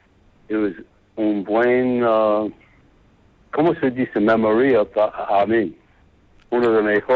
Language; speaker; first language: Spanish; non-native, learner; English